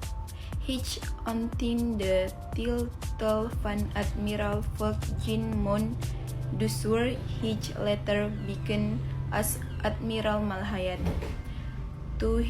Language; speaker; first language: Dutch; non-native, learner; Indonesian